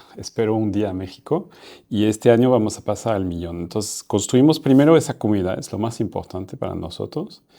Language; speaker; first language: Spanish; non-native, fluent; French